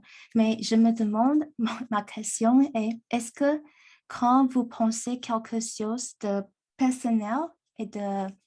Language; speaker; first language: French; non-native, learner; Chinese